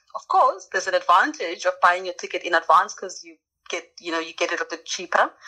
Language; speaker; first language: English; non-native, local second language; Zulu